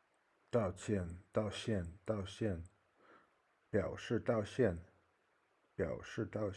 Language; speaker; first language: Chinese; non-native, learner; English